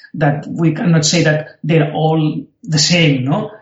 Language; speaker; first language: English; non-native, fluent; Spanish